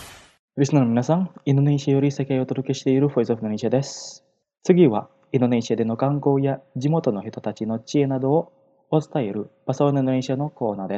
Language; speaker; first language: Japanese; non-native, fluent; Indonesian